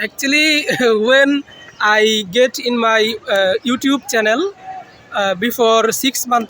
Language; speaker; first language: English; non-native, learner; Bangla